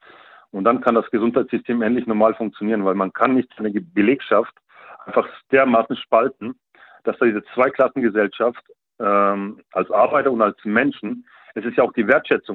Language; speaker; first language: German; native; German